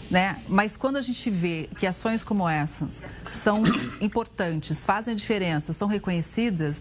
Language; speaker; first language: Portuguese; native; Portuguese